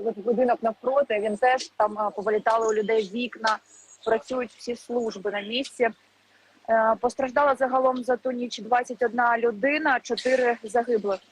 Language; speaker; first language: Ukrainian; native; Ukrainian